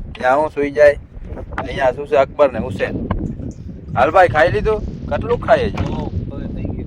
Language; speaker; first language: Gujarati; non-native, local second language; Kachhi